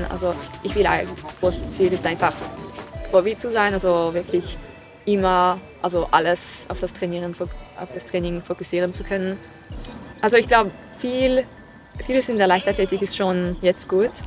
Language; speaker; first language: German; non-native, local second language; French